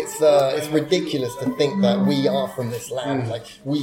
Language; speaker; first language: English; native; English